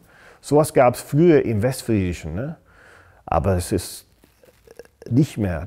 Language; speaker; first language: German; non-native, fluent; English